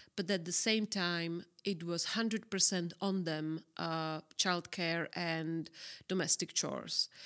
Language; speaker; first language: English; non-native, fluent; Czech